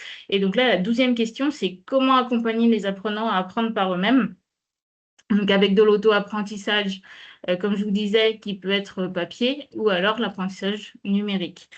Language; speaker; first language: French; native; French